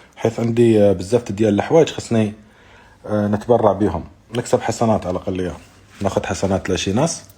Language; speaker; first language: Arabic; native; Arabic